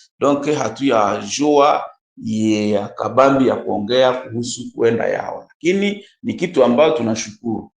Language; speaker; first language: Swahili; non-native, local second language; Nande